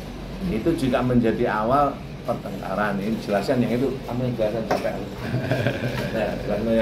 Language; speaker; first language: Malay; non-native, local second language; Javanese